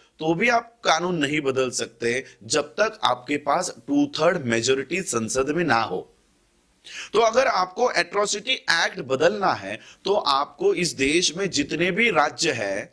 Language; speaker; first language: Hindi; non-native, local second language; Marathi